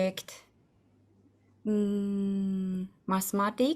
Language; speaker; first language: English; non-native, learner; Japanese